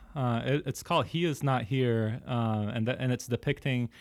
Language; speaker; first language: English; early bilingual, other home language; Portuguese